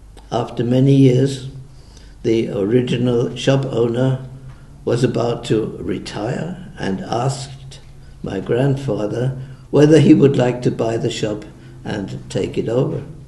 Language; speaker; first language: English; early bilingual, other home language; German